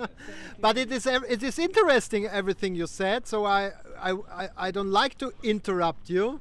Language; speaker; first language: English; non-native, fluent; German